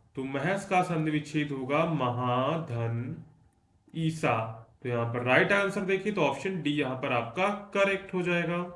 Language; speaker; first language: Hindi; native; Hindi